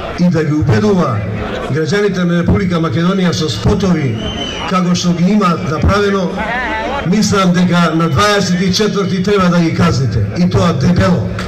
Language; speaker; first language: Macedonian; non-native, local second language; Romany